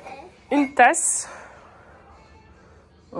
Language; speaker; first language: French; native; French